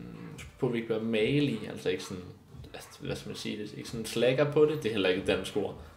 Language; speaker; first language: Danish; native; Danish